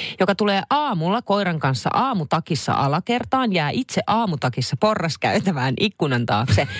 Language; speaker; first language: Finnish; native; Finnish